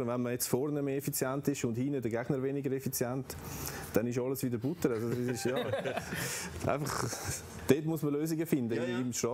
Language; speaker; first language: German; native; German